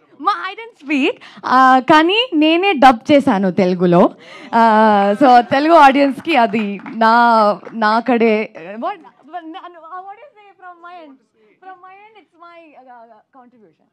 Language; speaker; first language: Telugu; non-native, learner; Kannada